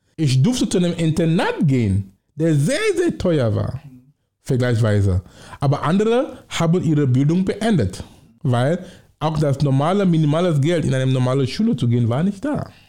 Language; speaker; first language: German; non-native, fluent; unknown